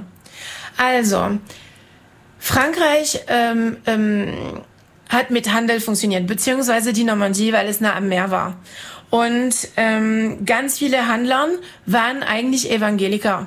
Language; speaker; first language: German; non-native, fluent; French